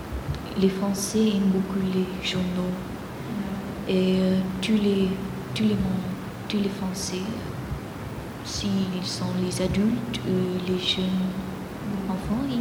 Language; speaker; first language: French; non-native, fluent; Greek